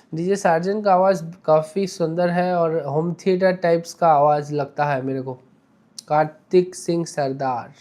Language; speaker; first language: Hindi; non-native, local second language; Bangla